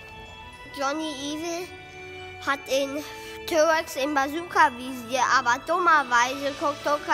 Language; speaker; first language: German; native; German